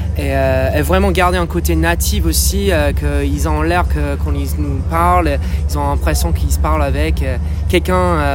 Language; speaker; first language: French; non-native, fluent; English